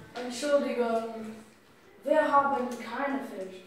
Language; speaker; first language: German; non-native, learner; English